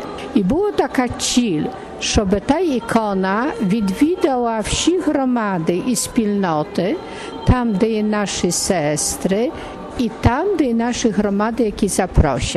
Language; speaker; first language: Polish; non-native, learner; Ukrainian